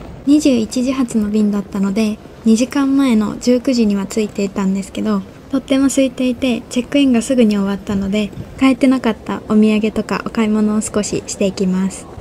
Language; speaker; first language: Japanese; native; Japanese